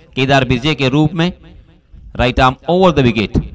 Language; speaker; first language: Hindi; non-native, local second language; Marathi